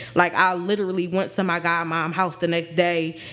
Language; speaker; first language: English; native; English